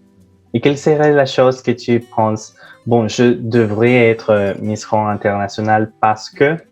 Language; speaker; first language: French; non-native, fluent; Spanish